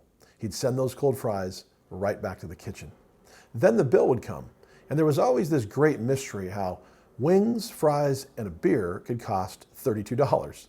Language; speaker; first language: English; native; English